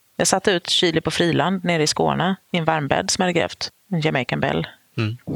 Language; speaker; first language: Swedish; native; Swedish